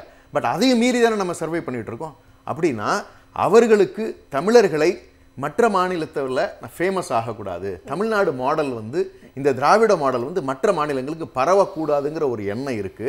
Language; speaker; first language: Tamil; native; Tamil